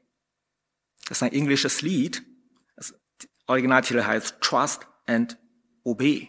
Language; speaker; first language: German; non-native, fluent; Chinese